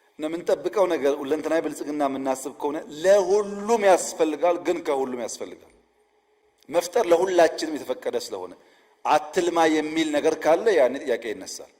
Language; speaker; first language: Amharic; non-native, local second language; Oromo